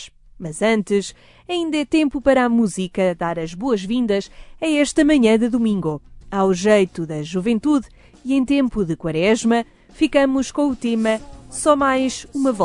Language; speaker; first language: Portuguese; native; Portuguese